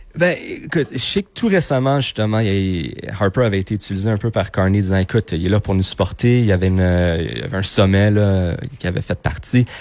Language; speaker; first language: French; native; French